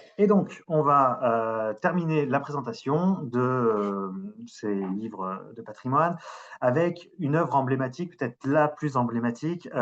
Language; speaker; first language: French; native; French